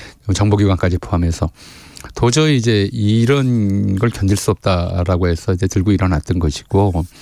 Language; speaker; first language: Korean; native; Korean